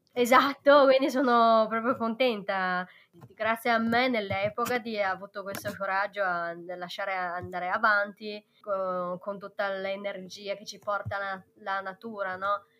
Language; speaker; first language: Italian; non-native, fluent; Chinese